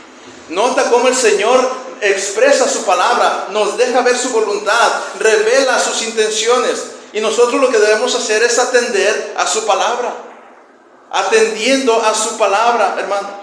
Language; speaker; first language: Spanish; native; Spanish